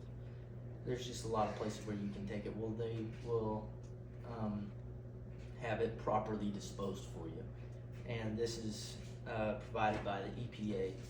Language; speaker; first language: English; native; English